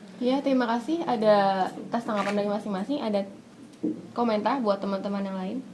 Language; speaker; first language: Indonesian; native; Indonesian